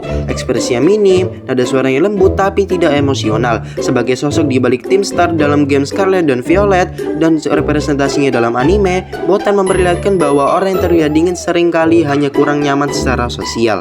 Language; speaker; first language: Indonesian; native; Indonesian